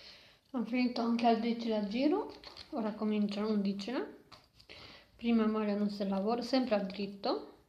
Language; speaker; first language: Italian; non-native, learner; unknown